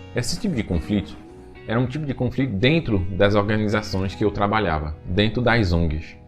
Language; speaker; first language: Portuguese; non-native, fluent; French